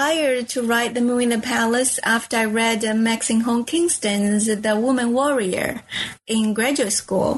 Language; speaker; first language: English; non-native, fluent; Chinese